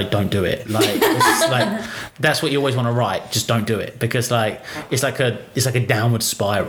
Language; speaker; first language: English; native; English